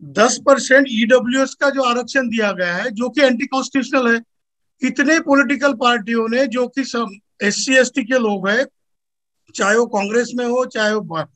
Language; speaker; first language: Hindi; non-native, local second language; Marathi